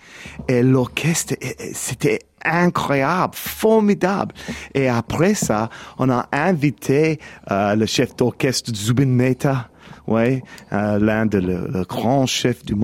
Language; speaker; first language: French; non-native, learner; English